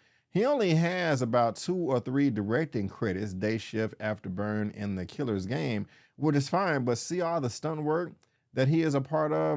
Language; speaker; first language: English; native; English